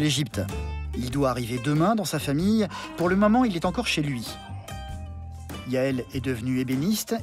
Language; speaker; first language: French; native; French